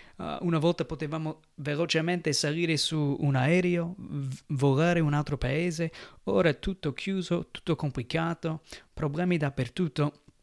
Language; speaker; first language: Italian; non-native, fluent; English